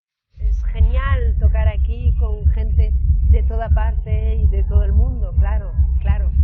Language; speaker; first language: Spanish; early bilingual, heritage; French